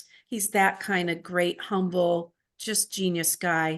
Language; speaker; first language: English; native; English